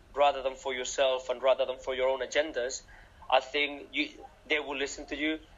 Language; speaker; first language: English; non-native, fluent; Catalan